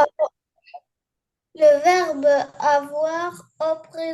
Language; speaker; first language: French; non-native, learner; Arabic